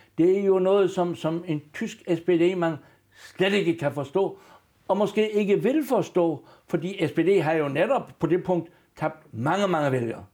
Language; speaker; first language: Danish; native; Danish